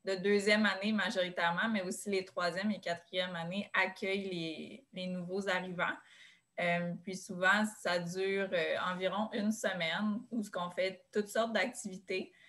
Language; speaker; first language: French; native; French